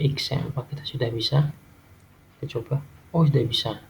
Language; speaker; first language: Indonesian; native; Indonesian